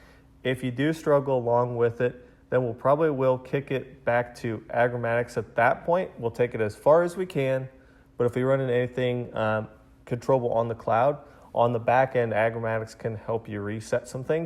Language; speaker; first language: English; native; English